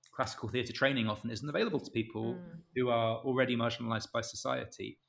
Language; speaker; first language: English; native; English